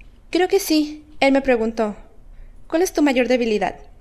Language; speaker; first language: Spanish; native; Spanish